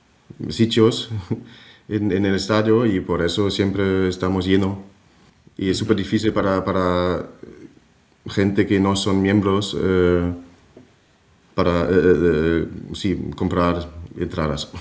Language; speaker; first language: Spanish; non-native, fluent; German